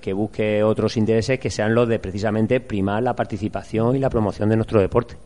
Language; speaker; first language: Spanish; native; Spanish